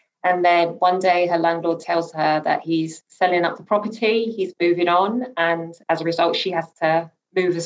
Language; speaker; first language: English; native; English